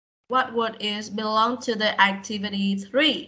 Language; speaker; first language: English; non-native, fluent; Vietnamese